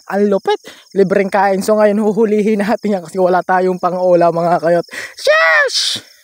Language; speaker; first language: Filipino; non-native, local second language; Masbatenyo